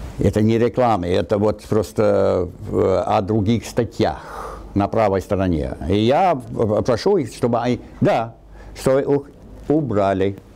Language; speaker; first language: Russian; non-native, fluent; English